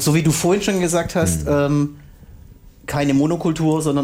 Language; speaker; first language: German; native; German